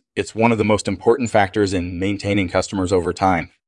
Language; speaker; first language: English; native; English